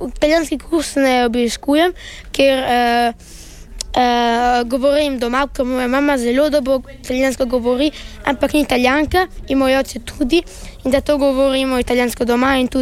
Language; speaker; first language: Slovenian; early bilingual, heritage; Italian